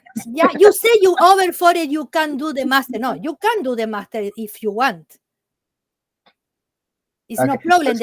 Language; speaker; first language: English; non-native, learner; Spanish